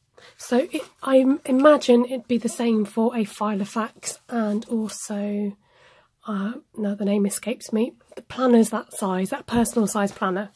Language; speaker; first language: English; native; English